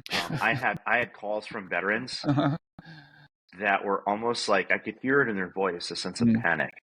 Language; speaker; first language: English; native; English